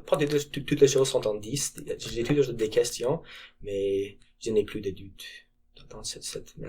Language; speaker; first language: French; non-native, learner; English